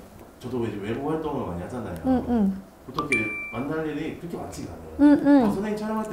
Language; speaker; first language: Korean; native; Korean